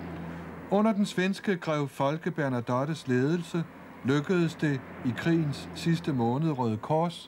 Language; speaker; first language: Danish; native; Danish